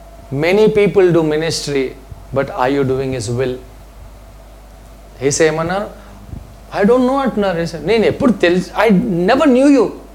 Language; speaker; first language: English; non-native, local second language; Telugu